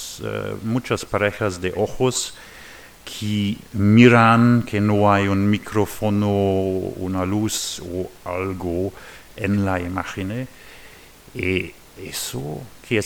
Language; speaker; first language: Spanish; non-native, learner; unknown